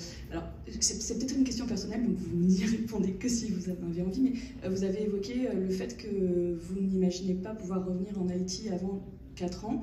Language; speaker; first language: French; native; French